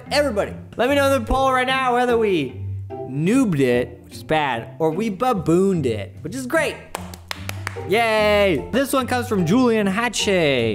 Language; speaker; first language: English; native; English